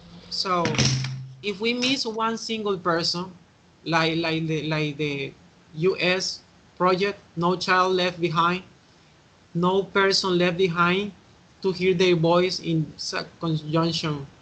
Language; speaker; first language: English; non-native, fluent; Spanish